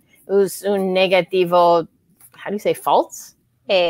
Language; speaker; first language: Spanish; non-native, learner; English